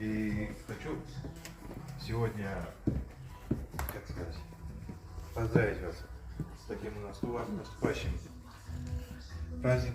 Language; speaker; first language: Russian; non-native, local second language; Kazakh